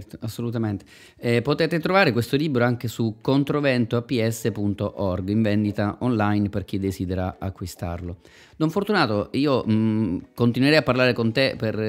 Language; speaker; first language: Italian; native; Italian